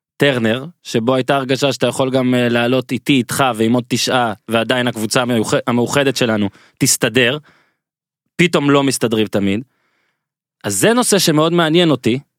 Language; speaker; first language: Hebrew; native; Hebrew